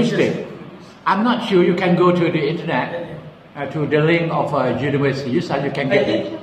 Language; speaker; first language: English; non-native, learner; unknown